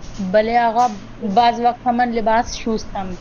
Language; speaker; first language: Persian; non-native, learner; Urdu